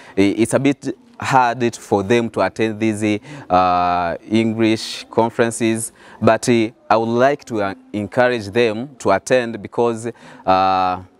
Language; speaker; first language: English; non-native, fluent; Rundi